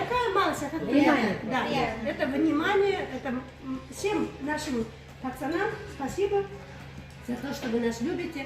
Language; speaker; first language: Russian; non-native, local second language; Kazakh